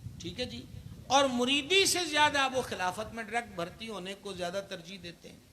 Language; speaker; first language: Urdu; non-native, local second language; Punjabi